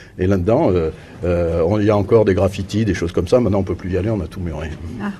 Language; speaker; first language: French; native; French